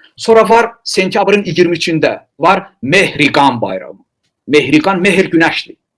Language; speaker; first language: Azerbaijani; non-native, local second language; Talysh